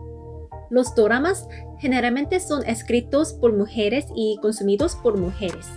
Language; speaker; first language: Spanish; non-native, fluent; Korean